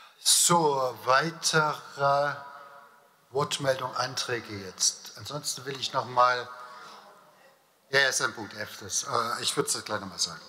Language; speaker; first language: German; native; German